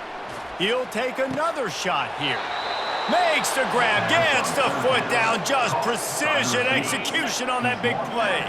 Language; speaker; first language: English; native; English